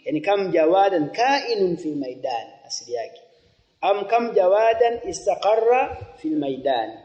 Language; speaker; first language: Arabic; non-native, fluent; Swahili